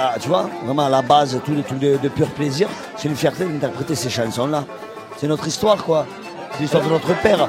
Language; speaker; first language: French; native; French